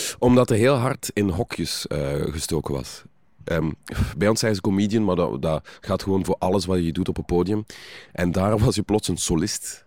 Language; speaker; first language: Dutch; native; Dutch